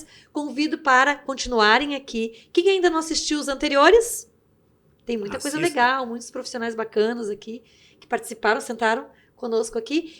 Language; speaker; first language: Portuguese; native; Portuguese